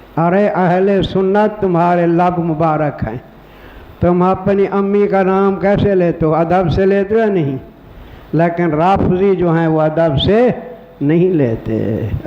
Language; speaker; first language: Urdu; non-native, local second language; Saraiki